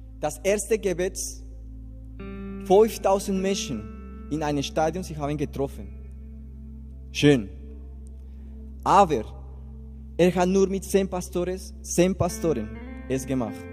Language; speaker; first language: German; non-native, learner; Spanish